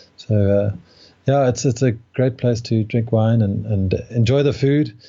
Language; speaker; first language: English; native; English